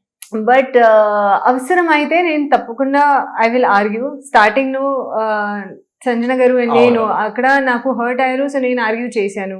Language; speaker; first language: Telugu; non-native, local second language; Hindi